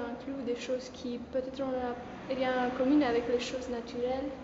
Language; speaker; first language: French; non-native, fluent; Romanian